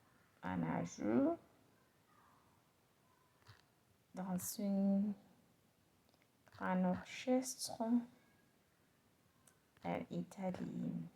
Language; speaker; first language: French; non-native, learner; Spanish